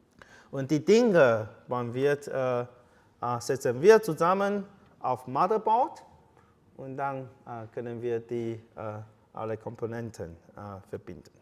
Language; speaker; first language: German; non-native, fluent; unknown